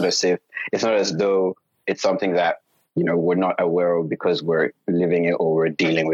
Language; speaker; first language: English; non-native, local second language; Yoruba